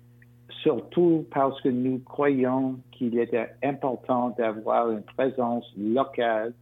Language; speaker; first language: French; non-native, local second language; English